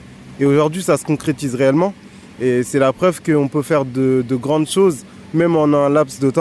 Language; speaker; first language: French; native; French